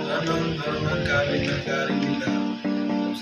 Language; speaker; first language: Korean; non-native, learner; Filipino